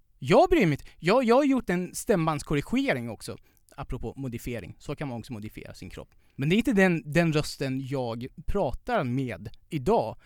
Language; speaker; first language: Swedish; non-native, fluent; Persian